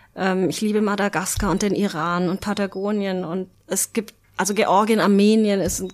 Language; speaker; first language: German; native; German